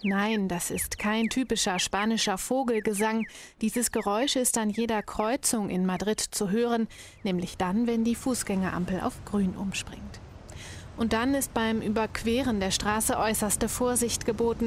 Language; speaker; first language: German; native; German